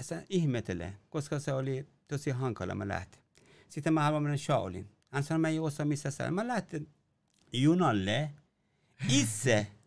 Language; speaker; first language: Finnish; non-native, learner; Persian